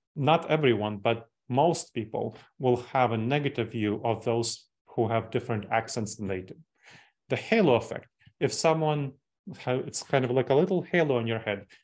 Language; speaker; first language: English; early bilingual, other home language; Russian